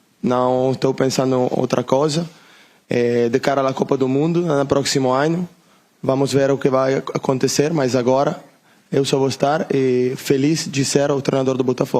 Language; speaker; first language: Portuguese; non-native, learner; Italian